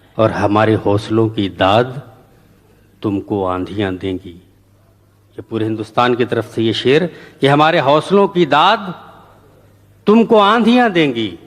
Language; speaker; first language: Urdu; native; Urdu